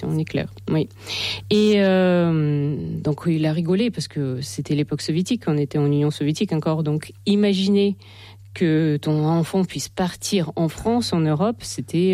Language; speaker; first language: French; non-native, fluent; Russian